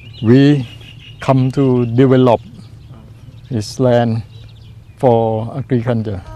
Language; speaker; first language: English; non-native, learner; Thai